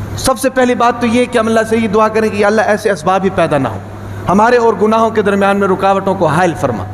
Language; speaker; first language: Urdu; non-native, local second language; Pashto